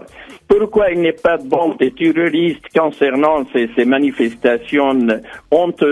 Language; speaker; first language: French; non-native, fluent; Arabic